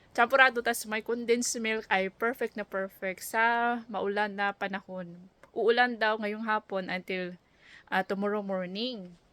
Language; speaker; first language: Filipino; non-native, local second language; Cebuano